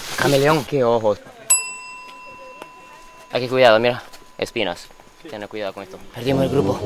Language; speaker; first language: Spanish; non-native, fluent; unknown